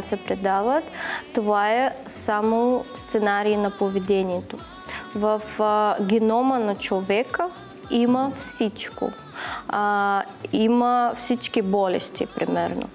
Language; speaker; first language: Bulgarian; non-native, learner; Russian